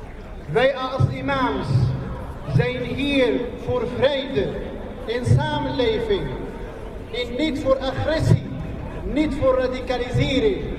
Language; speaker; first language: Dutch; non-native, fluent; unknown